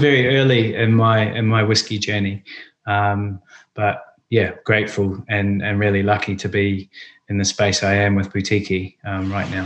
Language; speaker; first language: English; native; English